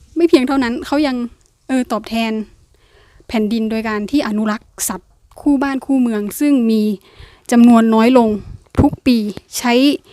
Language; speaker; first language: Thai; native; Thai